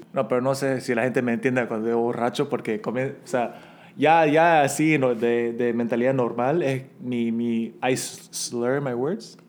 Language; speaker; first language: Spanish; early bilingual, other home language; Korean